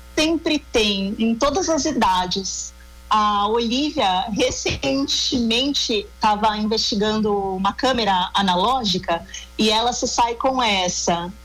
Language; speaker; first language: Portuguese; native; Portuguese